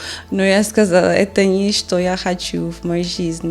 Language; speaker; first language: Russian; non-native, learner; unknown